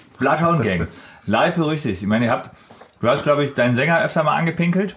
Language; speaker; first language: German; native; German